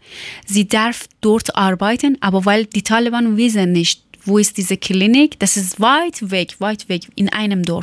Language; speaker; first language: German; non-native, learner; Persian